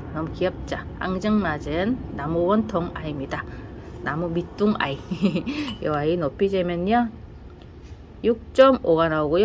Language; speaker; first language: Korean; native; Korean